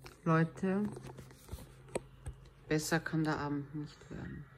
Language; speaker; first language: German; early bilingual, heritage; German